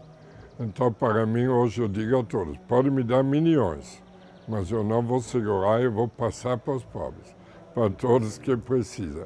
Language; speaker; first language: Portuguese; non-native, fluent; German